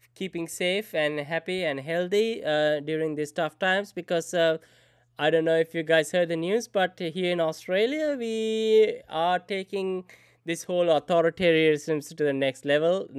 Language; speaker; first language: English; non-native, local second language; Sinhala